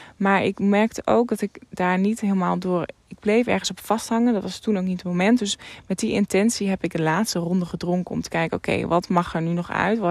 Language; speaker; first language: Dutch; non-native, local second language; Western Frisian